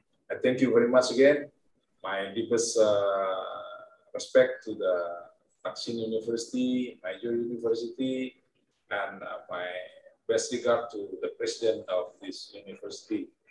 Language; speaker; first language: English; non-native, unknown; Indonesian